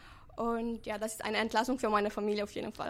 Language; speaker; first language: German; non-native, fluent; Bulgarian